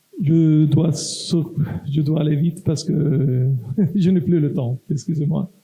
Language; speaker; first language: French; non-native, local second language; Italian